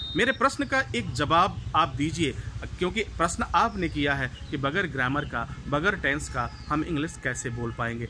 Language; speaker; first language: Hindi; native; Hindi